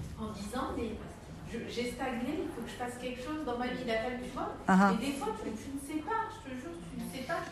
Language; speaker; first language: French; native; French